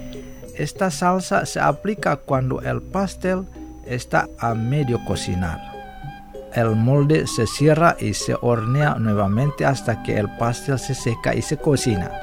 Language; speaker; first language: Spanish; non-native, fluent; Indonesian